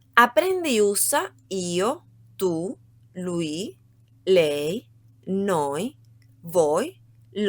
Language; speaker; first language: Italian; non-native, fluent; Spanish